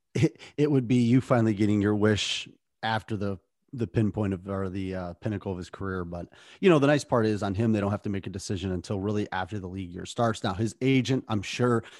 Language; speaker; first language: English; native; English